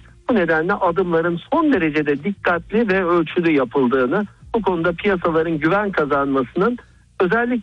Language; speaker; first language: Turkish; native; Turkish